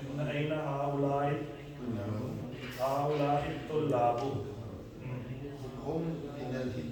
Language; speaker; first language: Arabic; non-native, fluent; Urdu